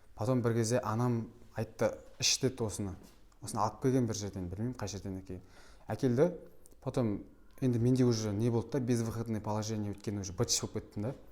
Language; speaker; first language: Kazakh; native; Kazakh